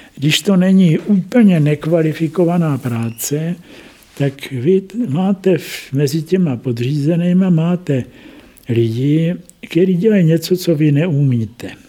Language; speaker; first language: Czech; native; Czech